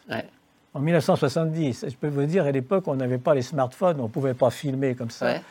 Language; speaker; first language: French; native; French